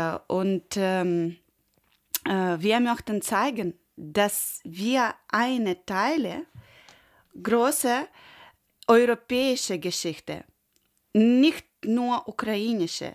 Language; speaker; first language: German; non-native, learner; Ukrainian